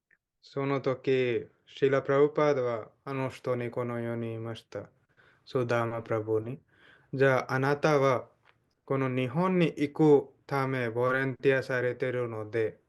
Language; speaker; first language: Japanese; non-native, fluent; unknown